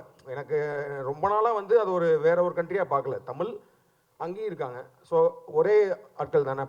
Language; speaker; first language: Tamil; native; Tamil